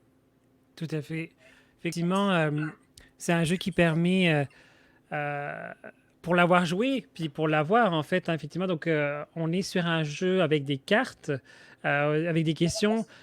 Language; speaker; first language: French; native; French